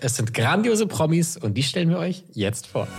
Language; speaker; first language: German; native; German